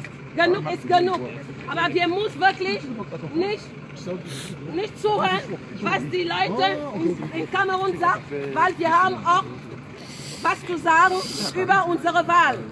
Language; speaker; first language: German; non-native, fluent; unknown